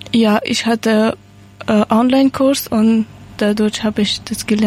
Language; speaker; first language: German; non-native, learner; Persian